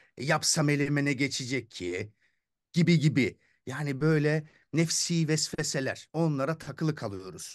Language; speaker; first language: Turkish; early bilingual, heritage; Turkish